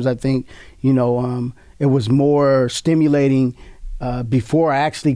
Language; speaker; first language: English; native; English